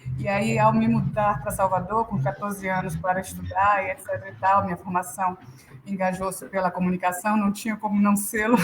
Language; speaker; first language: Portuguese; native; Portuguese